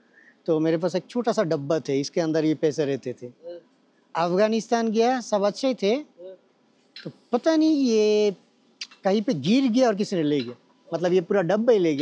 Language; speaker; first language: Hindi; non-native, fluent; Bangla